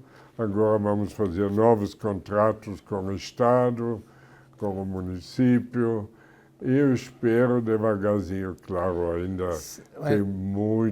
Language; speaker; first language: Portuguese; non-native, fluent; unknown